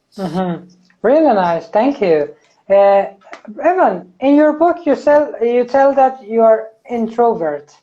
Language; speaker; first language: English; non-native, fluent; Persian